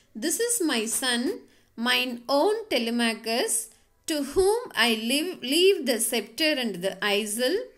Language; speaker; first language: English; non-native, local second language; Tamil